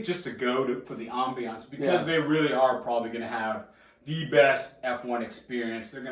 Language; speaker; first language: English; native; English